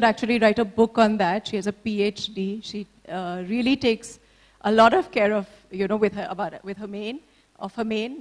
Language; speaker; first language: English; non-native, local second language; Hindi